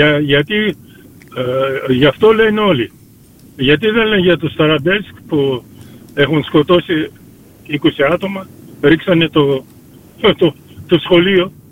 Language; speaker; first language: Greek; early bilingual, heritage; Greek